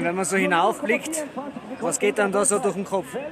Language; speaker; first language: German; native; German